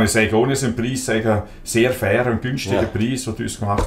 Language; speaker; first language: German; native; German